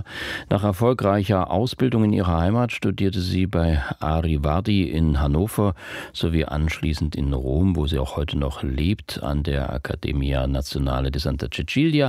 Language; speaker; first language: German; native; German